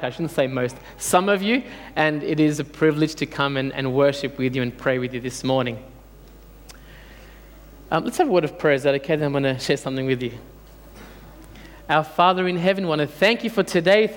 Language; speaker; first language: English; early bilingual, other home language; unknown